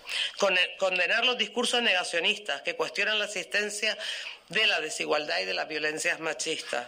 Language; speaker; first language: Spanish; native; Spanish